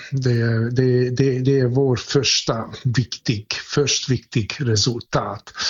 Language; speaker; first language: Swedish; non-native, fluent; Hungarian